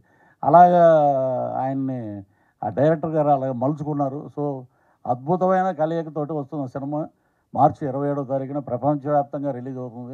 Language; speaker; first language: Telugu; native; Telugu